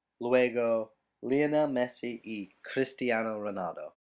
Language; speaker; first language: Spanish; non-native, learner; English